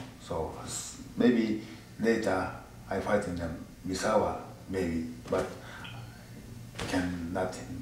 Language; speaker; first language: English; non-native, learner; Japanese